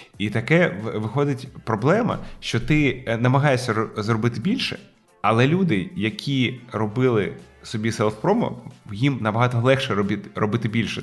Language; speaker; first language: Ukrainian; non-native, local second language; Russian